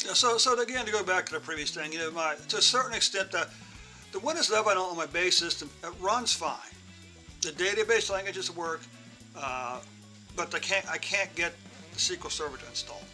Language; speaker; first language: English; native; English